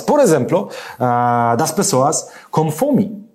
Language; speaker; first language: Portuguese; non-native, learner; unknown